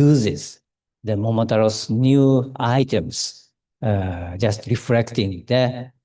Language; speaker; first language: English; non-native, learner; Japanese